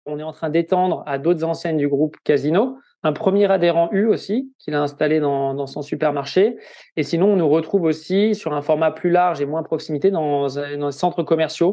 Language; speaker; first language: French; native; French